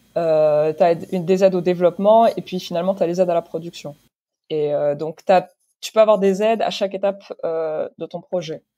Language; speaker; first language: French; non-native, local second language; Arabic